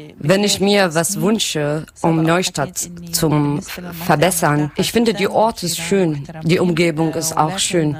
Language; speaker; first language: German; non-native, local second language; Arabic